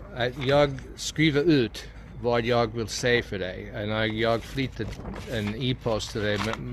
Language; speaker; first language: Swedish; non-native, learner; English